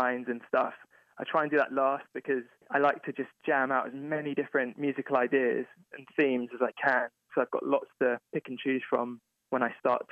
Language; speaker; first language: English; native; English